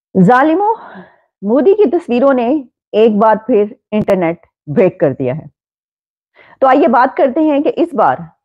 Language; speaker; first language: Hindi; native; Hindi